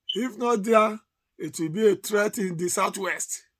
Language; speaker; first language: English; non-native, local second language; Yoruba